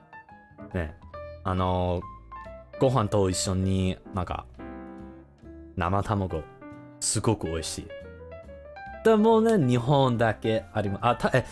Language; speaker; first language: Japanese; non-native, learner; English